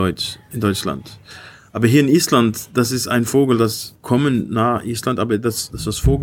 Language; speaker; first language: German; non-native, learner; Dutch